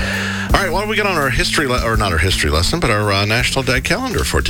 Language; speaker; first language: English; native; English